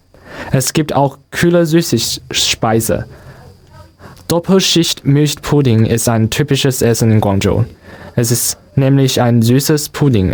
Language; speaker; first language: German; non-native, learner; Chinese